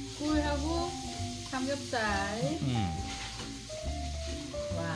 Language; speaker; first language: Korean; non-native, learner; Vietnamese